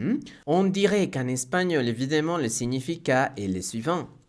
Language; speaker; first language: French; non-native, fluent; Spanish